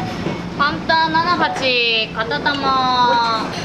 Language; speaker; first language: Japanese; native; Japanese